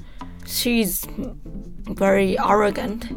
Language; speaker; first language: English; non-native, learner; Japanese